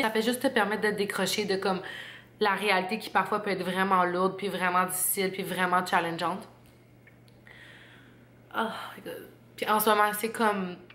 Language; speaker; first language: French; native; French